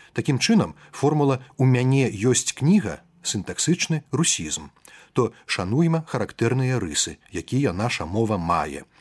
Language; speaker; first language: Belarusian; native; Belarusian